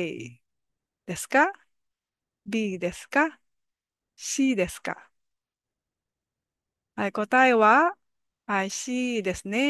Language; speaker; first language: Japanese; non-native, fluent; Filipino